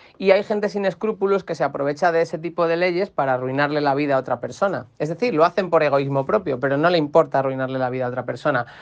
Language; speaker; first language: Spanish; native; Spanish